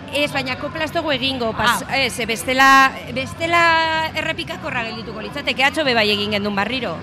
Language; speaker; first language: Basque; native; Basque